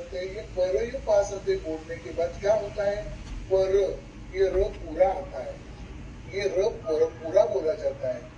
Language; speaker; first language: Hindi; non-native, local second language; Marathi